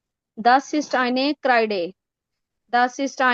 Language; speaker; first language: German; non-native, learner; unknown